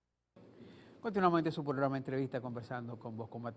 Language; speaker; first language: Spanish; native; Spanish